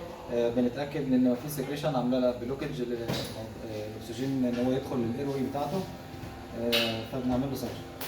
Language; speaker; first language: Arabic; native; Arabic